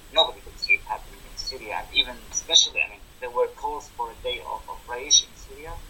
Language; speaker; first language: English; non-native, fluent; Arabic